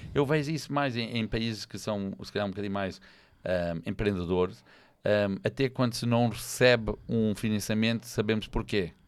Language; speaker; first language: Portuguese; non-native, fluent; English